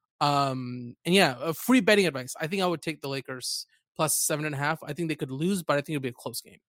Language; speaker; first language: English; early bilingual, other home language; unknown